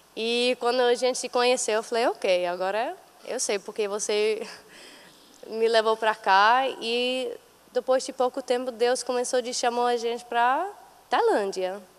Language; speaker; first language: Portuguese; non-native, fluent; English